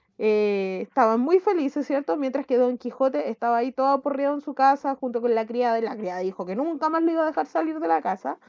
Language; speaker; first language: Spanish; native; Spanish